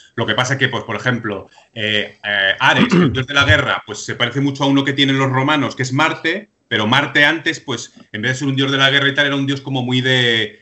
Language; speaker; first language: Spanish; native; Spanish